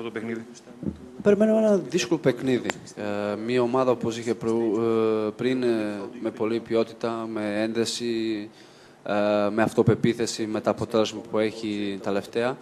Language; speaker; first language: Greek; non-native, fluent; Portuguese